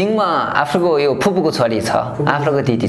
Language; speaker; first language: Nepali; non-native, learner; Chinese